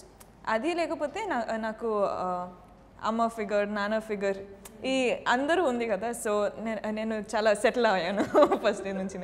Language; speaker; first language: Telugu; non-native, learner; Kannada